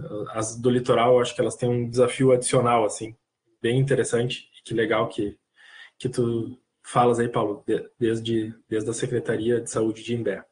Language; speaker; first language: Portuguese; native; Portuguese